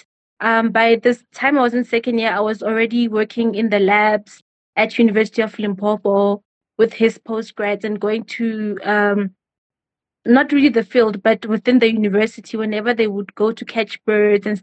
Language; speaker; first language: English; non-native, local second language; Northern Sotho